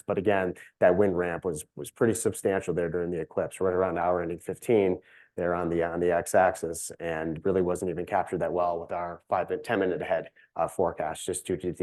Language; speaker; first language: English; native; English